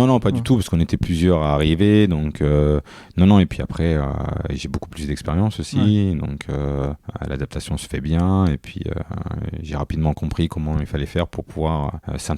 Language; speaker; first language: French; native; French